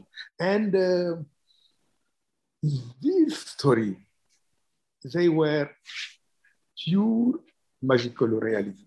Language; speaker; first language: English; non-native, fluent; Wolof